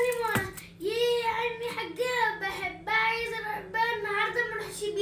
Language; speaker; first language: Arabic; native; Arabic